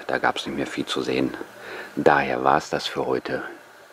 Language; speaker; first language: German; native; German